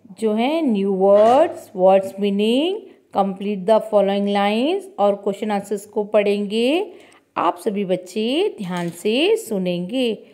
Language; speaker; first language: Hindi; non-native, local second language; Kannada